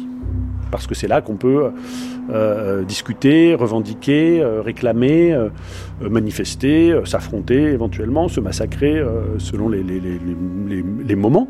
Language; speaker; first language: French; native; French